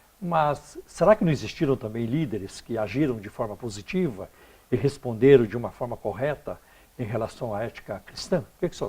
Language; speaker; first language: Portuguese; native; Portuguese